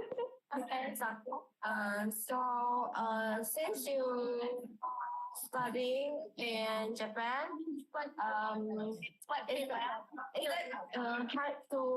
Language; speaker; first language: English; non-native, learner; Indonesian